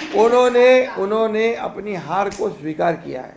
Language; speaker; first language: Hindi; non-native, local second language; Marathi